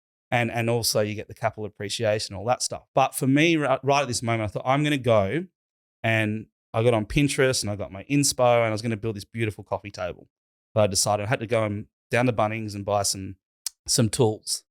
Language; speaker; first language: English; native; English